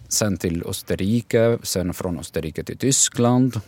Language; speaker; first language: Swedish; non-native, fluent; Arabic